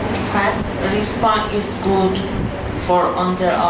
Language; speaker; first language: English; non-native, learner; Persian